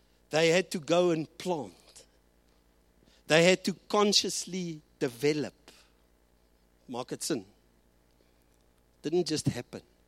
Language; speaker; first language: English; early bilingual, other home language; Afrikaans